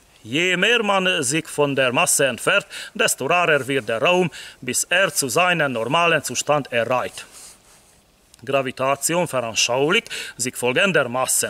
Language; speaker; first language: German; non-native, fluent; Hungarian